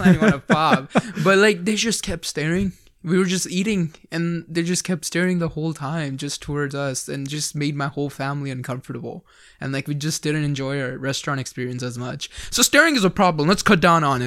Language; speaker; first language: English; early bilingual, other home language; Punjabi